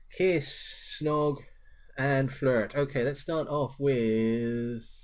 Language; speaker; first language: English; native; English